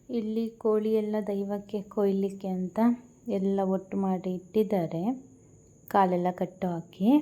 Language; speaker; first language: Kannada; non-native, local second language; Tulu